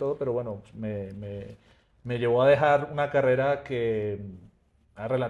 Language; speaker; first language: Spanish; native; Spanish